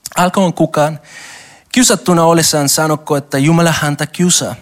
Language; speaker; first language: Finnish; non-native, learner; Spanish